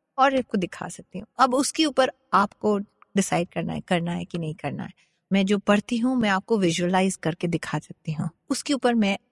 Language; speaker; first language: Hindi; non-native, local second language; Bangla